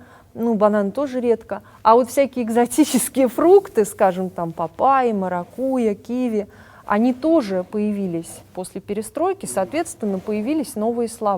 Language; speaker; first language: Russian; native; Russian